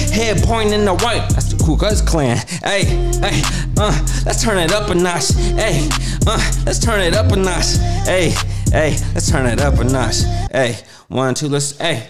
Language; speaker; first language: English; native; English